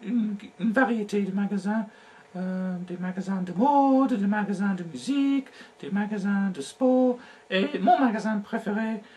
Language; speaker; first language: French; non-native, learner; English